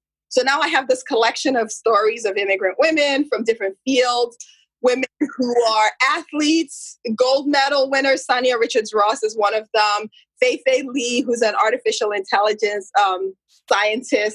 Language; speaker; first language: English; non-native, local second language; Igbo